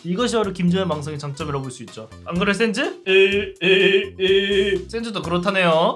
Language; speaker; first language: Korean; native; Korean